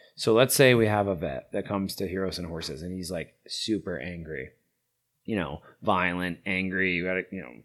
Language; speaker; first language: English; native; English